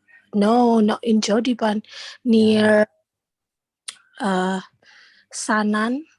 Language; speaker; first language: English; non-native, learner; Indonesian